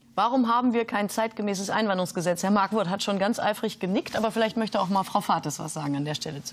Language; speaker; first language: German; native; German